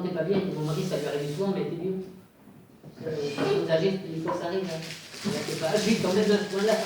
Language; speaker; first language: French; native; French